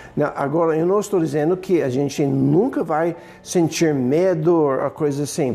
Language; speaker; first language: Portuguese; non-native, fluent; English